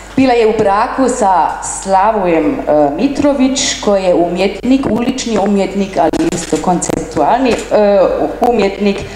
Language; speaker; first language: Croatian; non-native, fluent; German